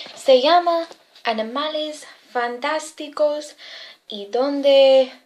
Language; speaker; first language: Spanish; non-native, learner; English